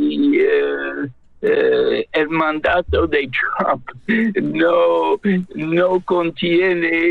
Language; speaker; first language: Spanish; non-native, fluent; English